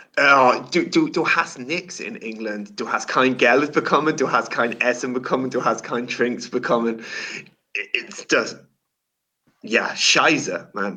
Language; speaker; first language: German; non-native, learner; English